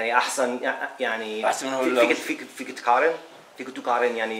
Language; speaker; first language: Arabic; non-native, learner; English